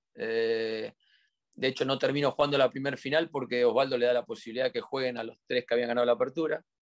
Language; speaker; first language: Spanish; native; Spanish